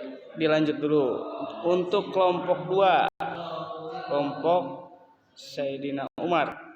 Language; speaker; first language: Indonesian; native; Indonesian